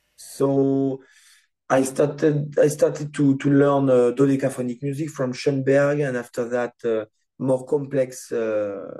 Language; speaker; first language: English; non-native, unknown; French